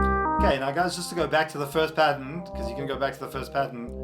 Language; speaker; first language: English; native; English